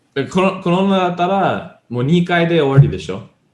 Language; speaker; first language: Japanese; non-native, learner; English